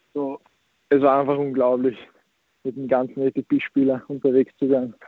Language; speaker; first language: German; early bilingual, other home language; Croatian